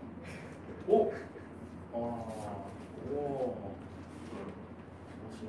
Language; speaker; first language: Japanese; native; Japanese